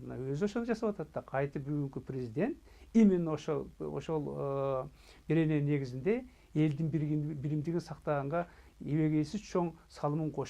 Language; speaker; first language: Kyrgyz; native; Kyrgyz